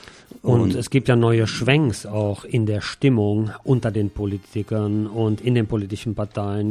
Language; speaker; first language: German; native; German